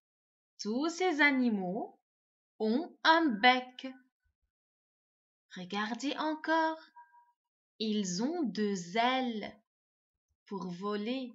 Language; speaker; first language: French; non-native, local second language; Arabic